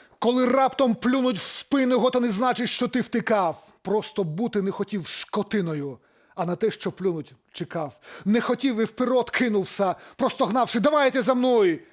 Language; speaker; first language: Belarusian; native; Belarusian